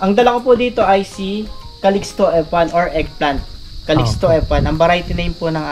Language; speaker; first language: Filipino; native; Filipino